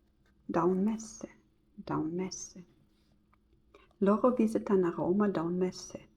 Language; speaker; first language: Italian; non-native, learner; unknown